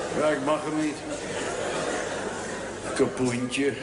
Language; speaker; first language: Dutch; native; Dutch